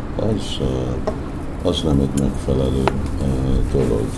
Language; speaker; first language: Hungarian; early bilingual, heritage; Hungarian